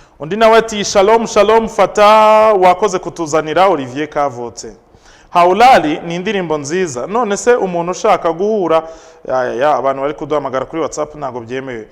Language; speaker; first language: Kinyarwanda; native; Kinyarwanda